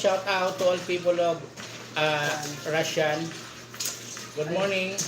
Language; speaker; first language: English; non-native, local second language; Filipino